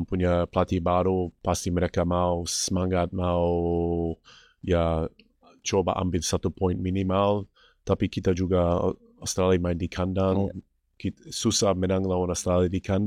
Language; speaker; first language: Indonesian; non-native, fluent; English